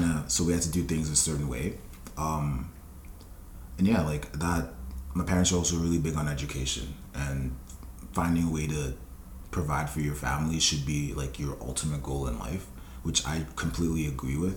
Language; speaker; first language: English; non-native, local second language; Yoruba